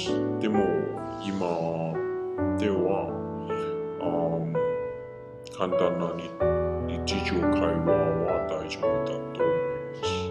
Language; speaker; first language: Japanese; non-native, learner; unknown